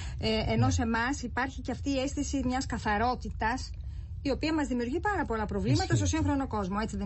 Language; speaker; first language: Greek; native; Greek